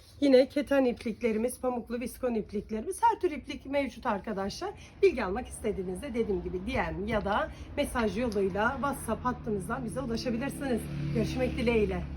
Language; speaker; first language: Turkish; native; Turkish